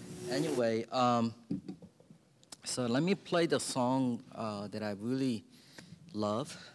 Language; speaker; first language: English; early bilingual, other home language; Korean